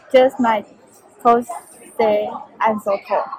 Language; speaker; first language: English; non-native, learner; Chinese